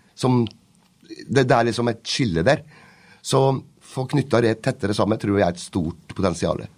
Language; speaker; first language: Norwegian; native; Norwegian